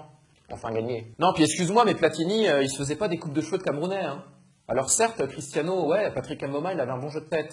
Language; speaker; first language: French; native; French